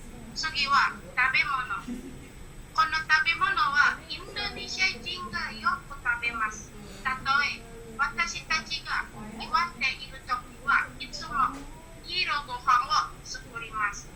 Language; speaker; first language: Japanese; non-native, learner; Indonesian